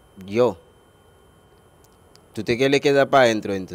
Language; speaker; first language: Spanish; non-native, learner; Haitian Creole